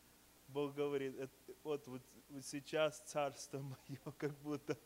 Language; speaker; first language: Russian; early bilingual, heritage; Russian